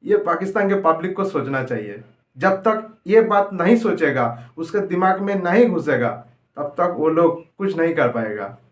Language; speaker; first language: Hindi; non-native, local second language; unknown